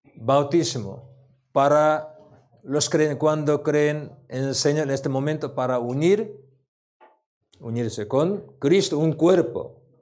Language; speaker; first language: Spanish; non-native, learner; Korean